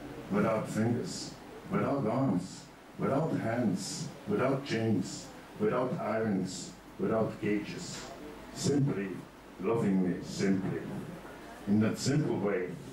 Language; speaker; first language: English; non-native, fluent; Dutch